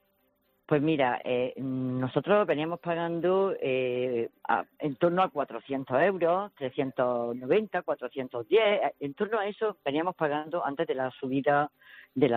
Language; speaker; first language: Spanish; native; Spanish